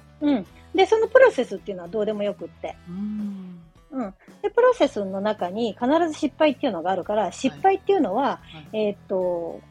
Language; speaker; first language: Japanese; native; Japanese